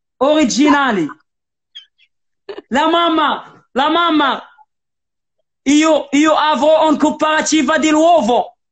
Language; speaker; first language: Italian; non-native, learner; Arabic